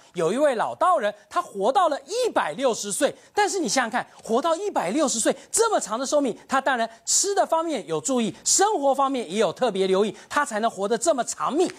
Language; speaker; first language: Chinese; native; Chinese